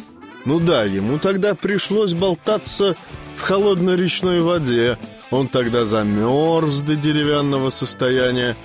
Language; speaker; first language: Russian; native; Russian